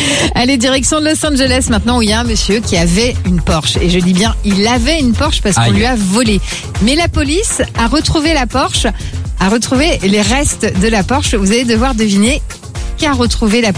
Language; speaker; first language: French; native; French